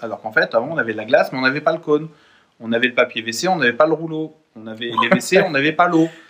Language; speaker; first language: French; native; French